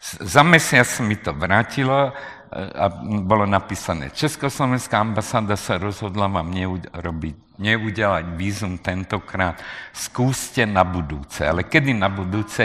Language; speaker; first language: Slovak; non-native, local second language; Hungarian